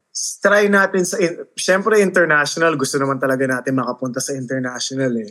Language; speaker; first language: Filipino; early bilingual, heritage; Filipino